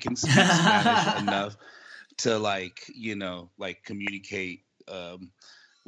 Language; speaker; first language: English; early bilingual, other home language; Japanese